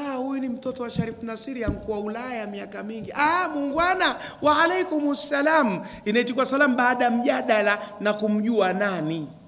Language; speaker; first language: Swahili; native; Swahili